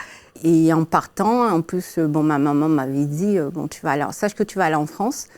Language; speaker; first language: French; early bilingual, other home language; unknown